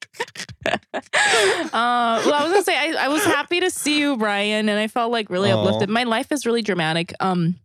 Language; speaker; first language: English; non-native, fluent; Korean